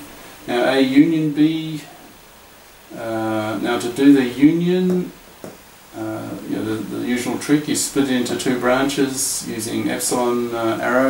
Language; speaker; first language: English; native; English